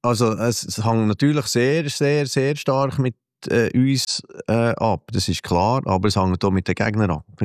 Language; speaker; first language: German; native; German